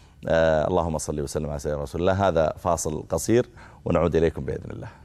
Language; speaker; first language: Arabic; native; Arabic